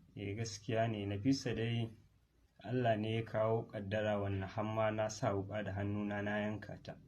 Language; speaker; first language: Hausa; native; Hausa